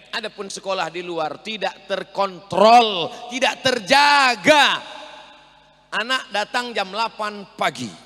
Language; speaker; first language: Indonesian; native; Indonesian